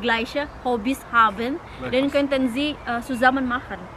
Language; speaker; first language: German; non-native, learner; Indonesian